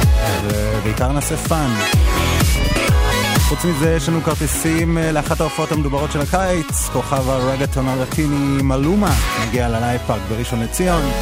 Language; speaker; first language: Hebrew; native; Hebrew